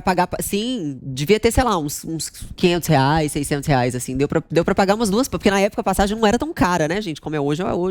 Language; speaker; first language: Portuguese; native; Portuguese